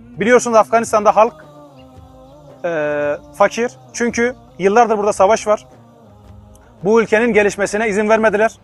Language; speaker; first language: Turkish; non-native, fluent; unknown